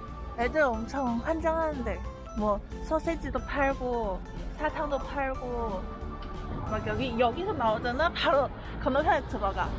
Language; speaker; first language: Korean; early bilingual, heritage; Korean